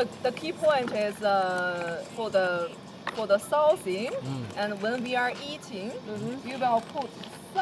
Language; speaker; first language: English; non-native, fluent; Chinese